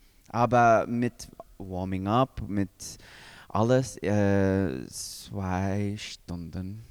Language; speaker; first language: German; non-native, learner; English